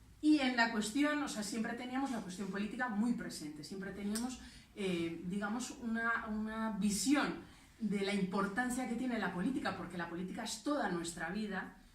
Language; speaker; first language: Spanish; early bilingual, other home language; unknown